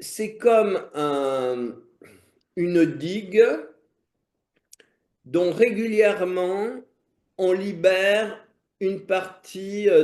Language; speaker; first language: French; native; French